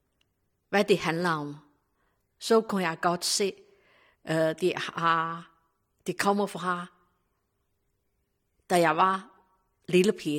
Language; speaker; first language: Danish; non-native, learner; Chinese